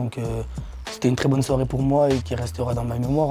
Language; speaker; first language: French; early bilingual, other home language; Portuguese